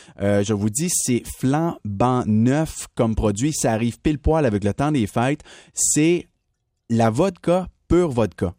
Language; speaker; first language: French; native; French